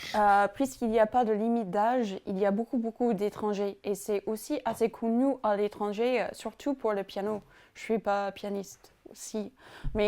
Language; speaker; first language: French; non-native, fluent; English